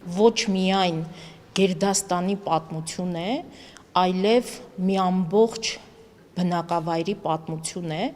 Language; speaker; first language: Armenian; native; Armenian